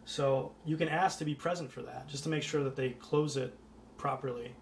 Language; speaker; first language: English; native; English